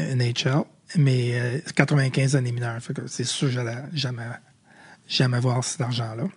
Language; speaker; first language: French; early bilingual, other home language; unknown